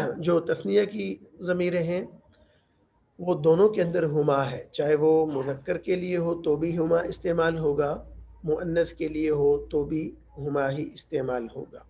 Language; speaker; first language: Urdu; native; Urdu